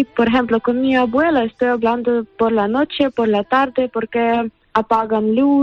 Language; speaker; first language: Spanish; non-native, learner; Ukrainian